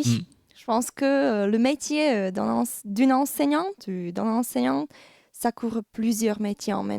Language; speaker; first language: French; non-native, fluent; Slovak